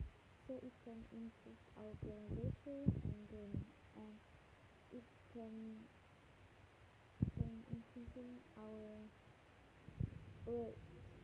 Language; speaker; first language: English; non-native, learner; Malay